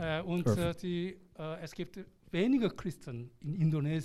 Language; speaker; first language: German; non-native, learner; Korean